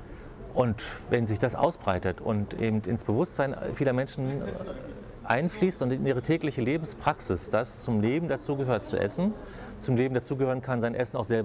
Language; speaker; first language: German; native; German